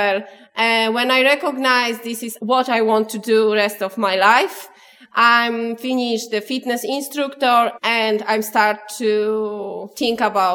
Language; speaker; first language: English; non-native, learner; Polish